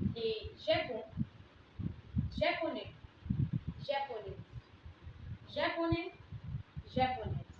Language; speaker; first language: French; non-native, learner; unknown